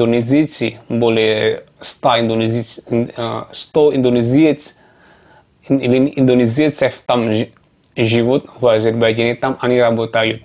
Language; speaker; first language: Russian; non-native, learner; Javanese